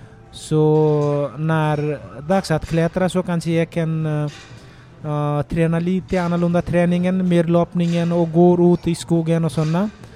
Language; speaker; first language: Swedish; non-native, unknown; Nepali